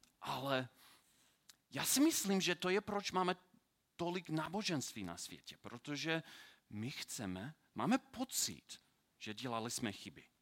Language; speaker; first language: Czech; non-native, learner; English